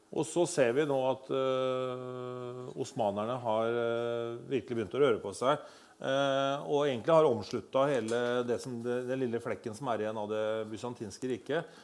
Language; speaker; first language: Norwegian; native; Norwegian